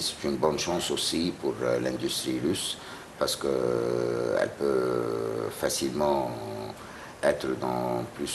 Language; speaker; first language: French; non-native, fluent; Arabic